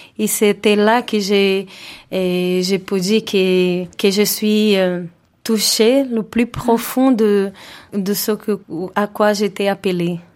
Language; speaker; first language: French; non-native, fluent; Portuguese